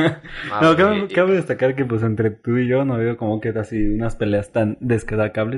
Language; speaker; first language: Spanish; native; Spanish